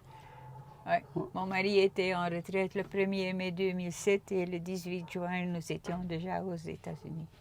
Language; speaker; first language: French; non-native, local second language; Dutch